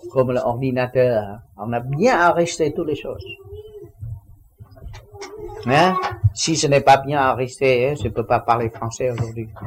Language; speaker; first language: French; non-native, learner; Vietnamese